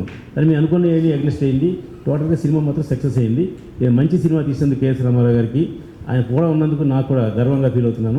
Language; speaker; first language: Telugu; native; Telugu